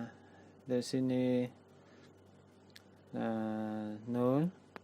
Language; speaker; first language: Indonesian; non-native, learner; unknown